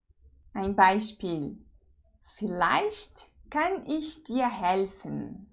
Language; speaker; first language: German; non-native, fluent; Portuguese